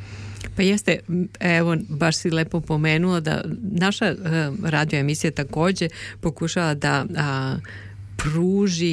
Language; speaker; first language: Serbian; native; Serbian